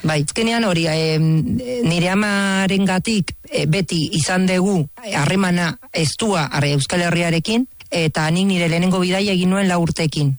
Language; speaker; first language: Basque; non-native, fluent; Spanish